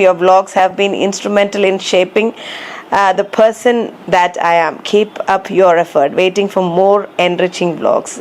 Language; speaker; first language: English; non-native, local second language; Malayalam